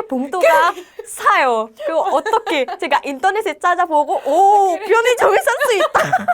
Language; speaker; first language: Korean; non-native, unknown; Indonesian